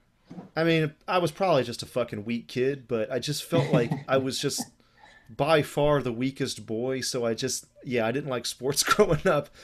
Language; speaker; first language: English; native; English